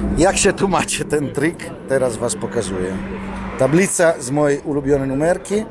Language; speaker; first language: Polish; non-native, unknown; Italian